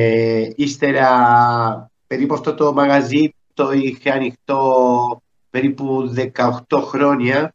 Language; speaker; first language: Greek; early bilingual, heritage; Spanish